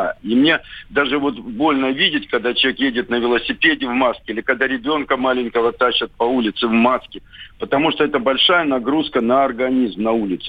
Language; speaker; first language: Russian; native; Russian